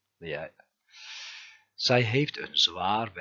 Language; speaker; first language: Dutch; non-native, fluent; Turkish